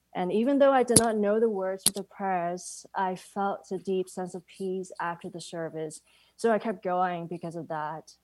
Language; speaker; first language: English; non-native, local second language; Cantonese